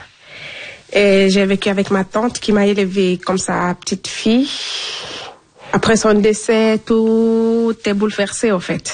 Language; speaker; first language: French; non-native, local second language; Fula